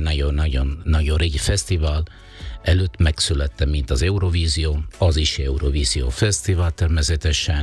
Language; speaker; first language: Hungarian; non-native, fluent; Italian